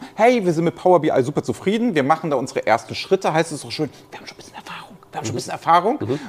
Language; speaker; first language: German; native; German